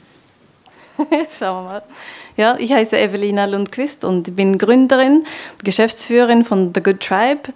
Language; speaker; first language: German; non-native, fluent; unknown